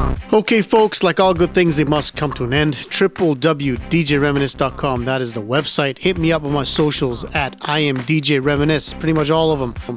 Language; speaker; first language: English; early bilingual, other home language; Punjabi